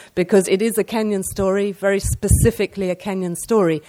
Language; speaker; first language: English; native; English